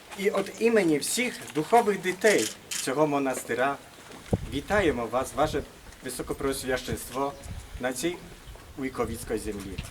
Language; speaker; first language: Ukrainian; early bilingual, heritage; Ukrainian